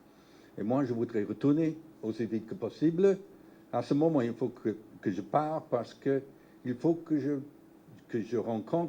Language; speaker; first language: French; non-native, learner; English